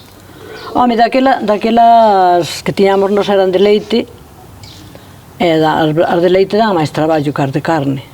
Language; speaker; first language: Galician; native; Galician